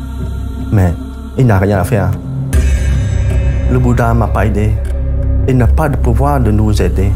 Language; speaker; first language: French; non-native, fluent; Khmer